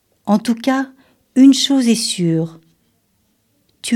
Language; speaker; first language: French; native; French